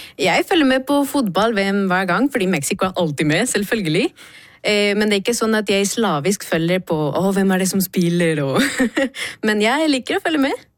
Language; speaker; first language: Norwegian; non-native, fluent; Spanish